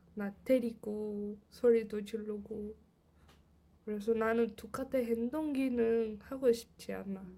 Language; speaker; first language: Korean; non-native, learner; Portuguese